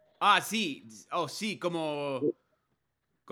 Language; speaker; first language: Spanish; non-native, learner; English